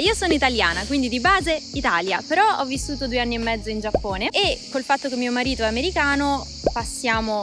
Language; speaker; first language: Italian; native; Italian